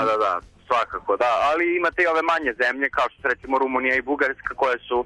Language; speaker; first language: Serbian; native; Serbian